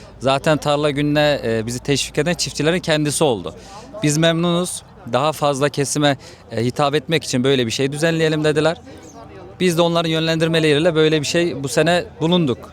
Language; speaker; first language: Turkish; native; Turkish